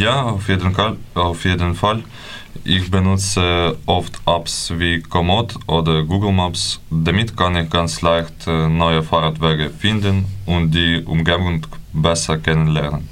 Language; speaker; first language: German; non-native, learner; Ukrainian